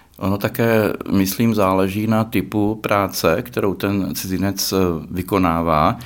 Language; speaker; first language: Czech; native; Czech